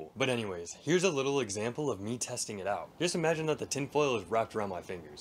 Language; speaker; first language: English; native; English